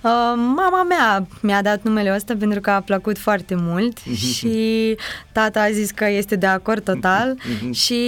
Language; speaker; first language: Romanian; non-native, learner; Ukrainian